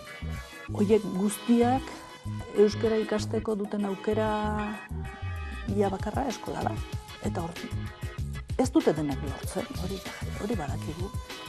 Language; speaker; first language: Basque; native; Basque